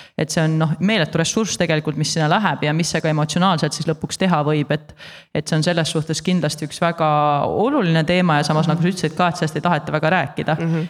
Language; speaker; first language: Estonian; native; Estonian